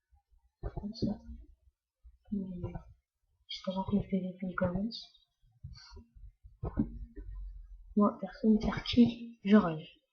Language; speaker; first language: French; native; French